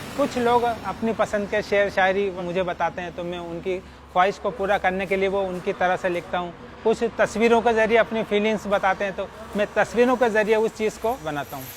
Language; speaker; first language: Hindi; non-native, local second language; Marathi